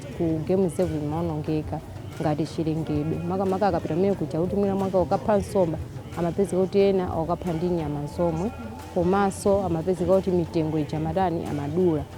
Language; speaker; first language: Nyanja; non-native, local second language; Tumbuka